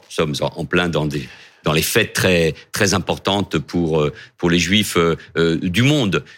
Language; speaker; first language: French; early bilingual, other home language; Catalan